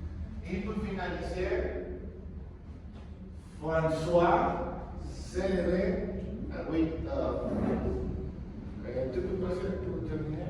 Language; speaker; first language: French; non-native, learner; Spanish